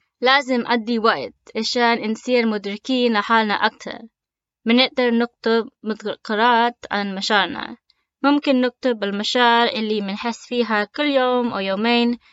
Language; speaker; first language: Arabic; early bilingual, heritage; Arabic